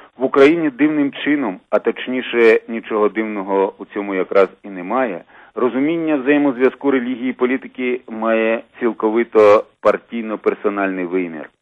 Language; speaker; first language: Ukrainian; native; Ukrainian